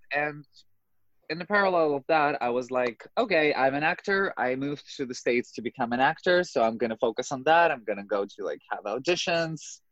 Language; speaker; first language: English; non-native, fluent; Russian